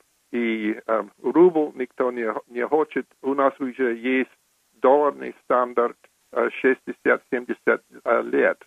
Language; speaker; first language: Russian; non-native, fluent; English